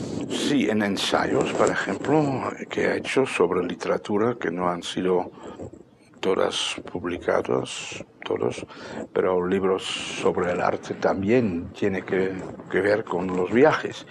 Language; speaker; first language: Spanish; non-native, fluent; Dutch